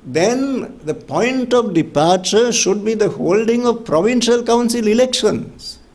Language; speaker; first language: English; non-native, local second language; Sinhala